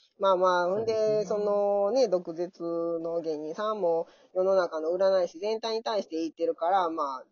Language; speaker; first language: Japanese; native; Japanese